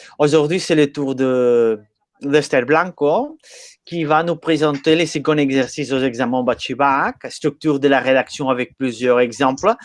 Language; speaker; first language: French; non-native, fluent; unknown